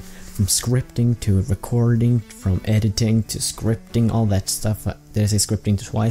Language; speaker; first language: English; native; English